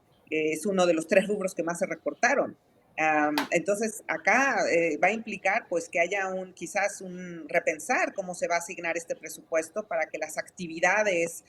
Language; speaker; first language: Spanish; native; Spanish